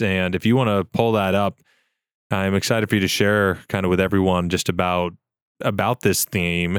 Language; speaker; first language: English; native; English